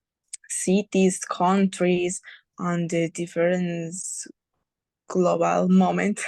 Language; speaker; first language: English; non-native, learner; Spanish